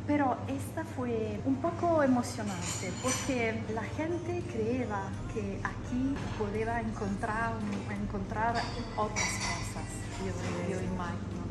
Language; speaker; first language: Spanish; non-native, fluent; Italian